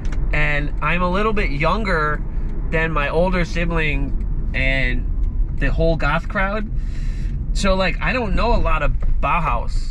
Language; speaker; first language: English; native; English